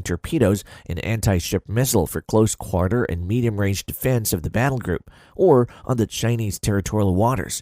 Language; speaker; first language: English; non-native, fluent; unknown